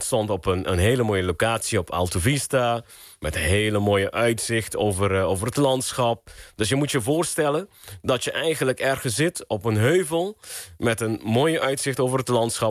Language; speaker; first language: Dutch; non-native, local second language; Papiamento